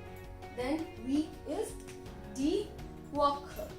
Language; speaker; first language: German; non-native, fluent; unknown